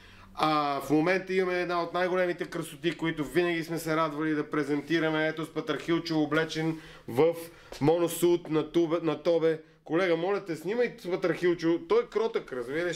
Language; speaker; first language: Bulgarian; native; Bulgarian